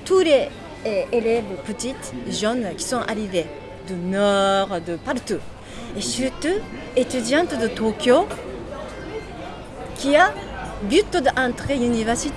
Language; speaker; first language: French; non-native, learner; Japanese